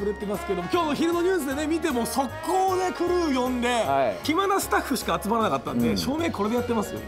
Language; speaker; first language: Japanese; native; Japanese